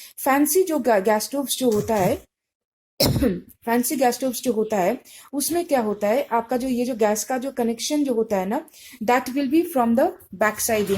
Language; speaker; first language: Hindi; non-native, local second language; Bangla